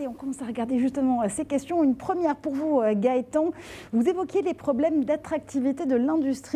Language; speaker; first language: French; native; French